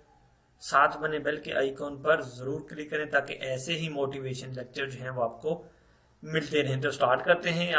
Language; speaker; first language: Hindi; non-native, local second language; Punjabi